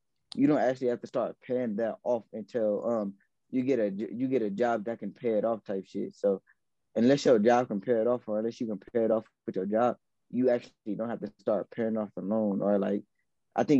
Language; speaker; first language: English; native; English